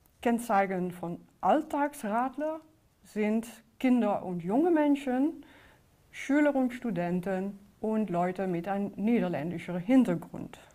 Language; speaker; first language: German; non-native, fluent; Dutch